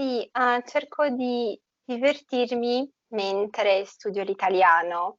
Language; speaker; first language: Italian; non-native, fluent; Portuguese